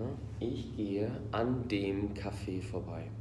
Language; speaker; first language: German; non-native, fluent; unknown